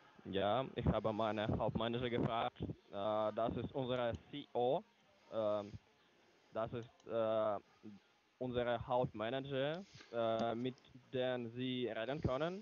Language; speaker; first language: German; non-native, learner; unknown